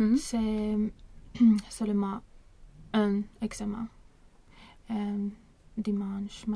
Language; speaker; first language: French; non-native, learner; Swedish